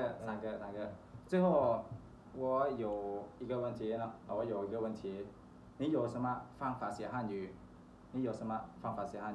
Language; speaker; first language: Chinese; non-native, learner; Thai